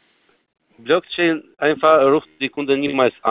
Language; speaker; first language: German; non-native, fluent; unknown